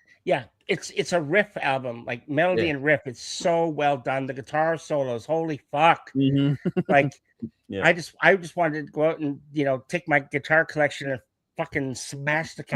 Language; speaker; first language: English; native; English